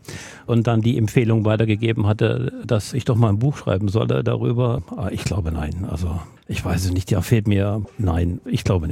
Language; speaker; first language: German; native; German